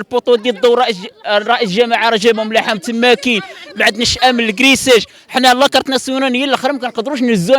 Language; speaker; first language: Arabic; native; Arabic